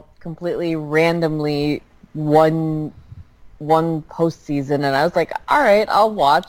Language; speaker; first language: English; early bilingual, other home language; Filipino